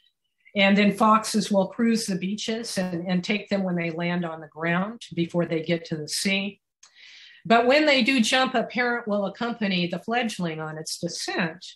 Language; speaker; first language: English; native; English